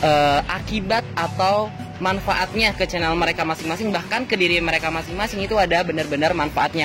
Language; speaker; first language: Indonesian; native; Indonesian